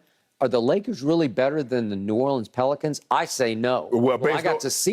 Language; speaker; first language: English; native; English